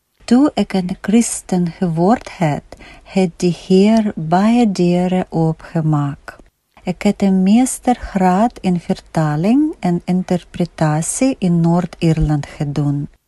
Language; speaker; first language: Afrikaans; non-native, learner; Russian